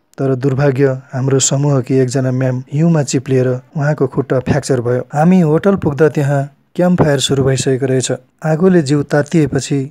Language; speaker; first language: Nepali; native; Nepali